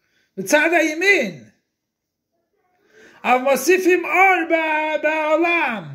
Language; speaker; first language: Hebrew; non-native, fluent; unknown